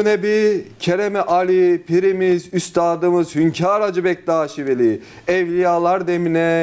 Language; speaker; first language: Turkish; native; Turkish